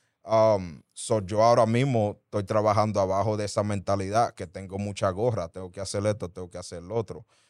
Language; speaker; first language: Spanish; early bilingual, heritage; Spanish